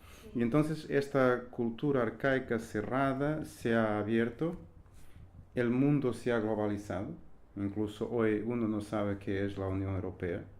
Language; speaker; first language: Spanish; non-native, fluent; Portuguese